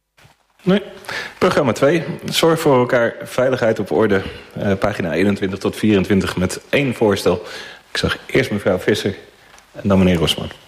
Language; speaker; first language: Dutch; native; Dutch